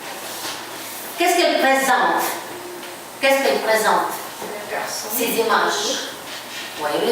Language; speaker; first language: French; non-native, fluent; Ukrainian